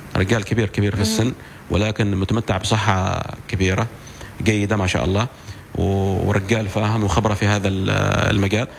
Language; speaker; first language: Arabic; native; Arabic